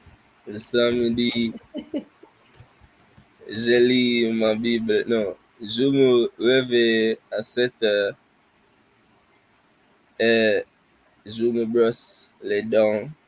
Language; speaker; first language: French; non-native, learner; English